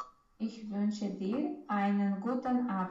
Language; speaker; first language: German; non-native, learner; Romanian